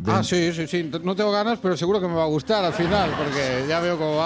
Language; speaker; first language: Spanish; native; Spanish